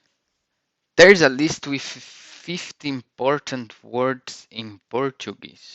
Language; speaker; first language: English; non-native, fluent; Portuguese